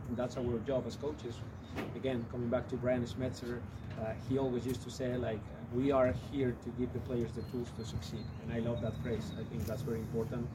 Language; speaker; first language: English; non-native, fluent; Spanish